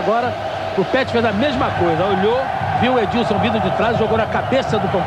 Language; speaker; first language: Portuguese; native; Portuguese